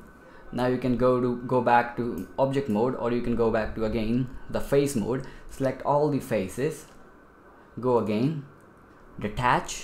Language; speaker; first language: English; non-native, fluent; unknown